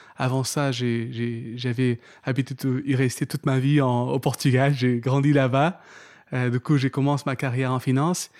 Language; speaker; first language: French; non-native, fluent; Portuguese